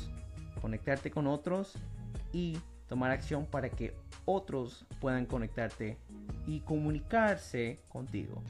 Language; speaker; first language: Spanish; early bilingual, heritage; Spanish